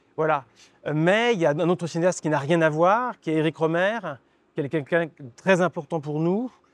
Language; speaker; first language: French; native; French